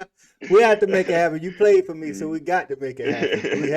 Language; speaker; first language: English; native; English